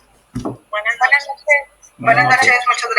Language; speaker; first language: Spanish; native; Spanish